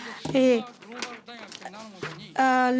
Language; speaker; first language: French; non-native, fluent; Japanese